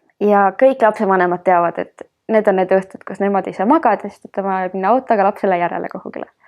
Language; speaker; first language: Estonian; early bilingual, heritage; Estonian